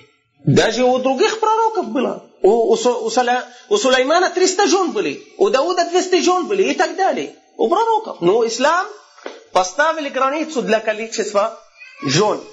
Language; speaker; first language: Russian; non-native, fluent; Arabic